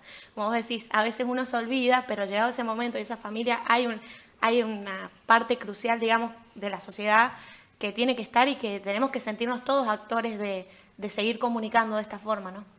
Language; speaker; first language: Spanish; native; Spanish